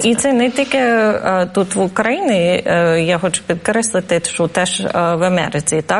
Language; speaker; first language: Ukrainian; non-native, fluent; English